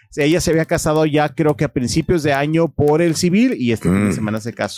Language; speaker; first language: Spanish; native; Spanish